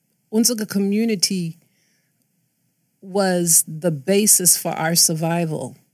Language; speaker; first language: English; native; English